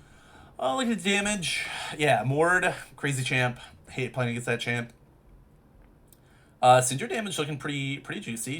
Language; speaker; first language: English; native; English